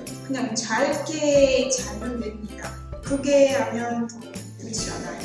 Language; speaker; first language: Korean; non-native, learner; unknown